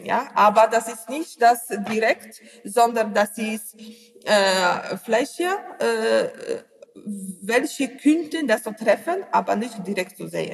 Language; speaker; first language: German; non-native, learner; Polish